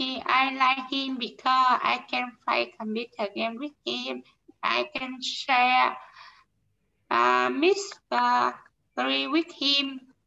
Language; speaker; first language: English; non-native, learner; Vietnamese